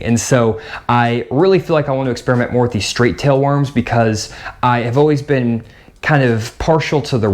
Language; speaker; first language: English; native; English